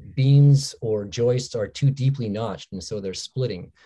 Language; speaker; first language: English; native; English